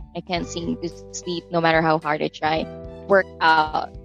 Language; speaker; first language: English; non-native, local second language; Filipino